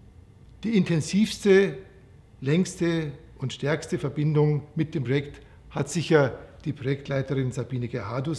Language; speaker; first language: German; native; German